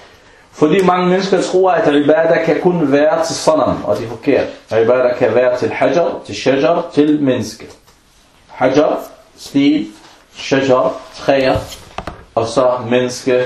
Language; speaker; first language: Danish; non-native, fluent; Arabic